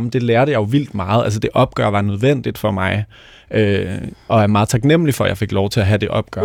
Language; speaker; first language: Danish; native; Danish